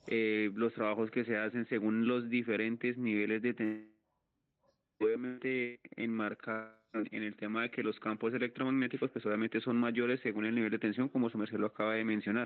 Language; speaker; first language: Spanish; native; Spanish